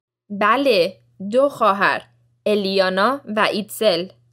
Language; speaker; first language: Persian; early bilingual, heritage; Persian